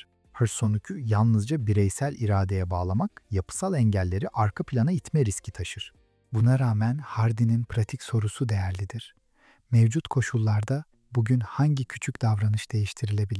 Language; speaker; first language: Turkish; native; Turkish